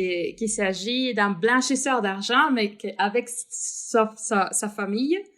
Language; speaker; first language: French; non-native, fluent; Spanish